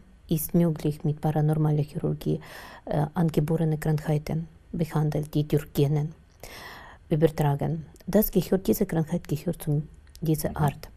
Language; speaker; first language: German; non-native, learner; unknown